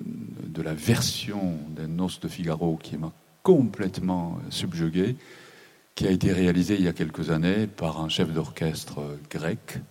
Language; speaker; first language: French; non-native, fluent; Japanese